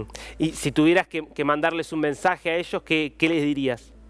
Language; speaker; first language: Spanish; native; Spanish